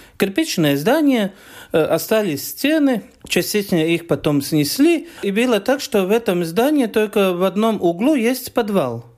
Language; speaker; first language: Russian; non-native, fluent; Latvian